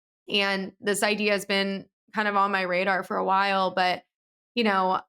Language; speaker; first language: English; native; English